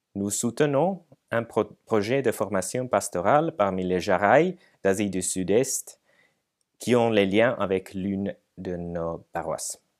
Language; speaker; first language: French; non-native, fluent; Finnish